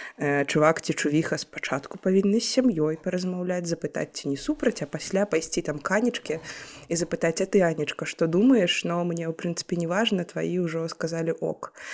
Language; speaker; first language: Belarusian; non-native, local second language; Russian